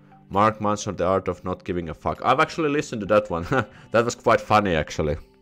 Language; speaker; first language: English; non-native, fluent; Finnish